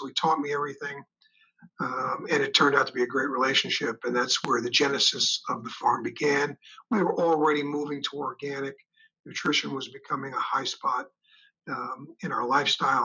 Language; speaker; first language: English; native; English